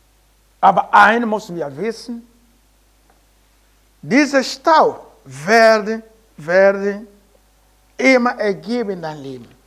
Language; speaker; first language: German; non-native, learner; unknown